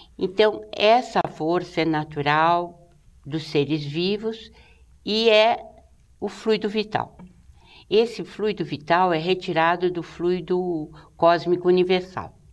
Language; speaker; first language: Portuguese; native; Portuguese